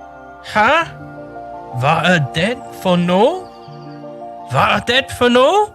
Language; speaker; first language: Norwegian; non-native, learner; English